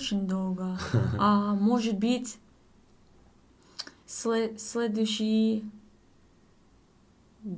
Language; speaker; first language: Russian; non-native, learner; English